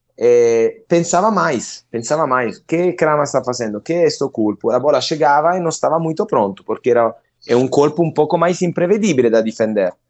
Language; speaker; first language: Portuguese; non-native, learner; Italian